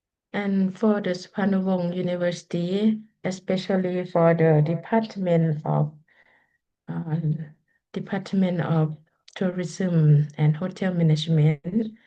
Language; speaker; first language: English; non-native, learner; Lao